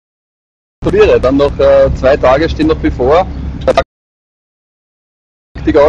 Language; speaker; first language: German; native; German